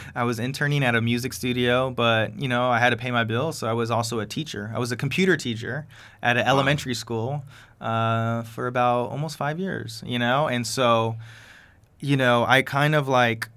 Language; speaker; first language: English; early bilingual, other home language; Spanish